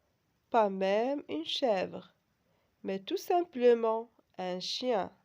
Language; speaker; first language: French; non-native, local second language; Arabic